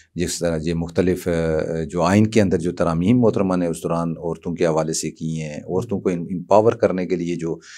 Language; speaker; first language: Urdu; non-native, local second language; Punjabi